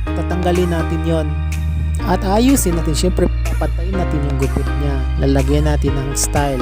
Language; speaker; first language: Filipino; non-native, local second language; Cebuano